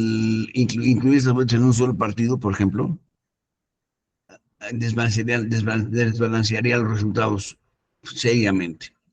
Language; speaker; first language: Spanish; native; Spanish